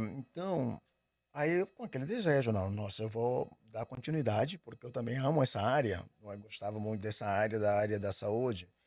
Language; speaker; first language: Portuguese; native; Portuguese